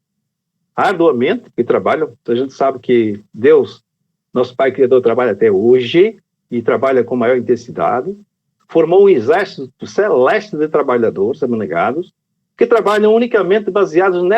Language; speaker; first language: Portuguese; native; Portuguese